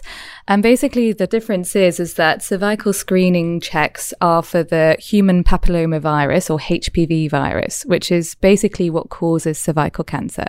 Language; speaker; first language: English; native; English